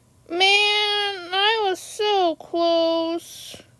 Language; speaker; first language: English; native; English